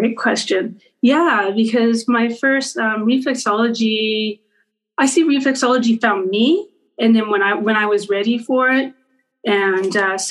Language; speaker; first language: English; native; English